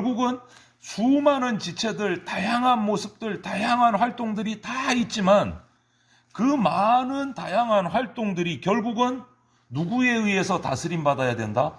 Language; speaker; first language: Korean; native; Korean